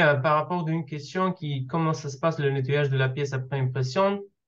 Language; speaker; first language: French; non-native, learner; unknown